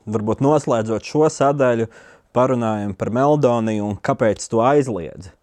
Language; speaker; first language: Latvian; native; Latvian